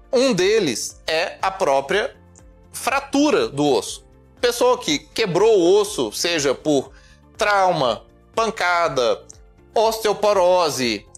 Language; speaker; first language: Portuguese; native; Portuguese